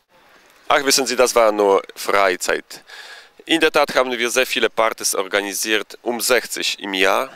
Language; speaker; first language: German; non-native, fluent; Polish